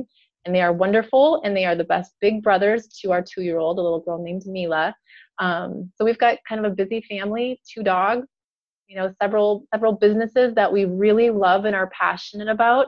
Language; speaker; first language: English; native; English